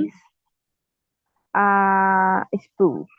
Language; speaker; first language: English; non-native, learner; Spanish